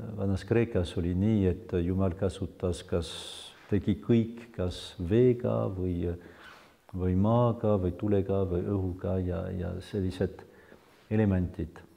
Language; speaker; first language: Estonian; non-native, fluent; French